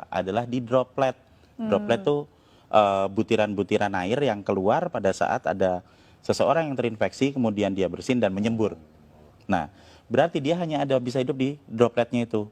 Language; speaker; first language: Indonesian; native; Indonesian